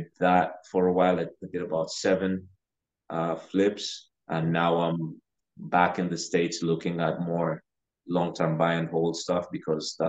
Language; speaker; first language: English; non-native, local second language; Ganda